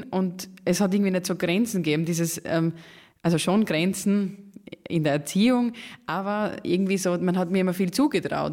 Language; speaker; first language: German; native; German